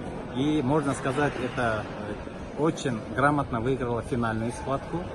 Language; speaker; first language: Russian; non-native, local second language; Kyrgyz